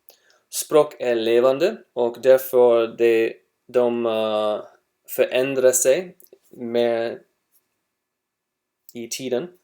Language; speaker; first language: Swedish; non-native, learner; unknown